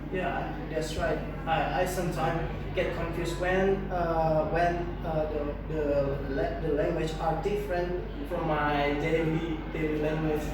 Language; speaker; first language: English; non-native, learner; Indonesian